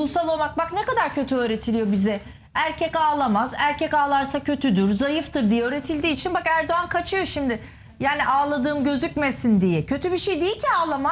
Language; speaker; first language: Turkish; native; Turkish